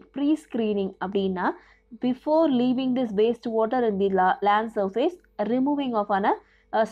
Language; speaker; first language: English; non-native, local second language; Tamil